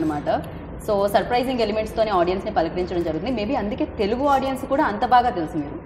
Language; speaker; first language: Telugu; native; Telugu